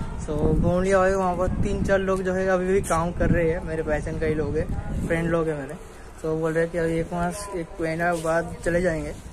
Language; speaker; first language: Hindi; non-native, local second language; Bangla